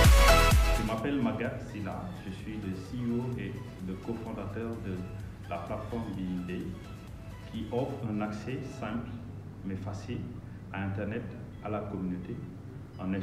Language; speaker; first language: French; non-native, local second language; Wolof